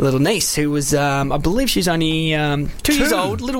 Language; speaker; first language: English; native; English